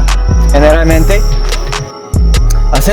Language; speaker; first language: Spanish; non-native, learner; Korean